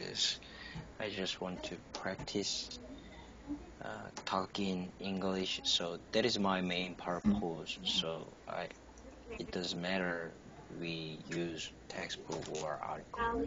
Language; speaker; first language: English; non-native, learner; Korean